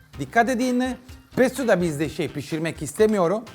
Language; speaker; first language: Turkish; non-native, learner; Italian